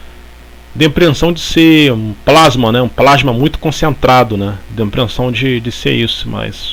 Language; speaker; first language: Portuguese; native; Portuguese